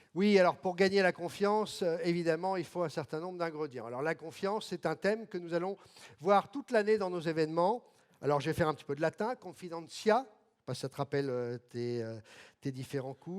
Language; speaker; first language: French; native; French